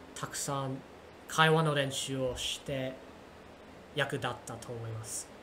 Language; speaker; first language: Japanese; non-native, learner; English